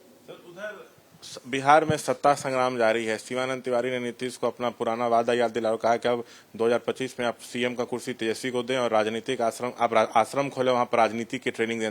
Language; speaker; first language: Hindi; native; Hindi